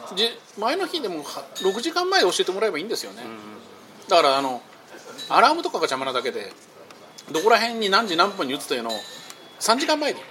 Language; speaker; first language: Japanese; native; Japanese